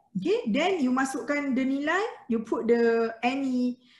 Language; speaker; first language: English; non-native, local second language; Malay